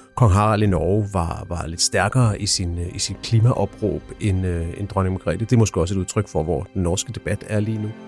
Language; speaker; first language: Danish; native; Danish